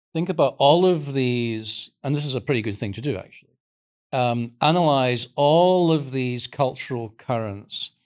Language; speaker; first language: English; native; English